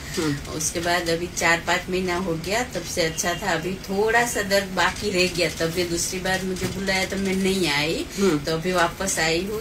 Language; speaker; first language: Hindi; non-native, local second language; Gujarati